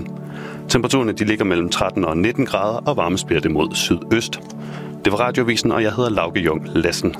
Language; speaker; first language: Danish; native; Danish